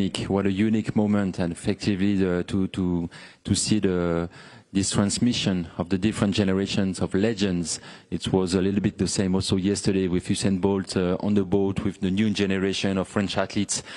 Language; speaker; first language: English; non-native, fluent; French